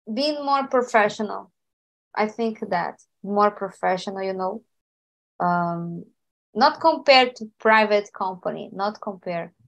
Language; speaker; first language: English; non-native, learner; Portuguese